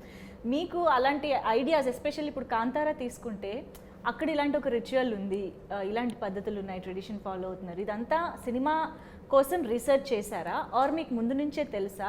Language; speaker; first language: Telugu; native; Telugu